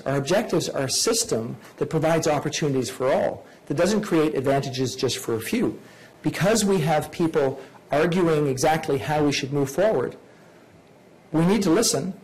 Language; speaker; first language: English; native; English